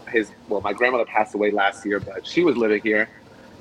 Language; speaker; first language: English; early bilingual, other home language; Spanish